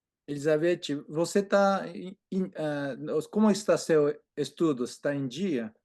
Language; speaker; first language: Portuguese; non-native, fluent; Japanese